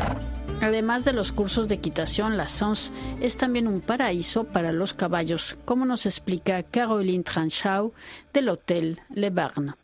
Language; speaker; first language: Spanish; native; Spanish